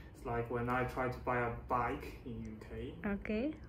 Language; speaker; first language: English; non-native, fluent; Chinese